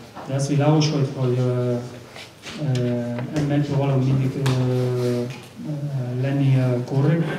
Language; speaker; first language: Hungarian; non-native, learner; Spanish